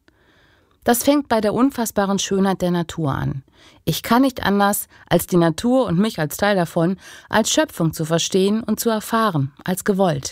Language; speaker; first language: German; native; German